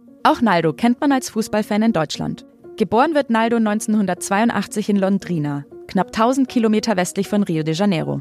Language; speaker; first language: German; native; German